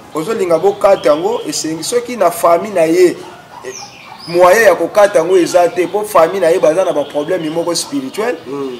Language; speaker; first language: Lingala; non-native, local second language; Kongo